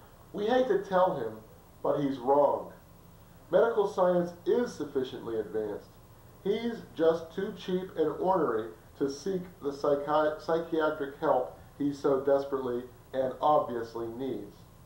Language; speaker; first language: English; native; English